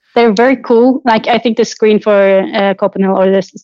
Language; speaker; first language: English; non-native, fluent; Norwegian